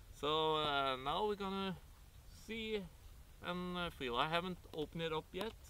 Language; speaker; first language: English; non-native, fluent; Norwegian